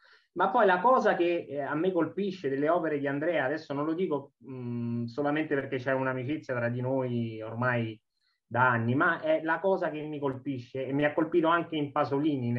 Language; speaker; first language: Italian; native; Italian